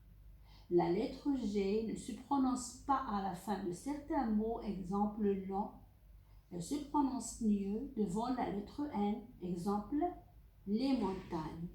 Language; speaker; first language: French; non-native, local second language; Arabic